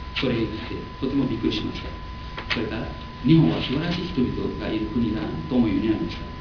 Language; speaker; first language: Japanese; non-native, fluent; Nepali